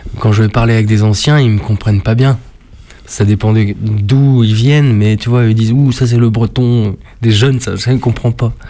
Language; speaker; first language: French; native; French